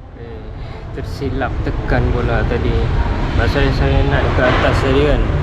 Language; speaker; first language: Malay; non-native, fluent; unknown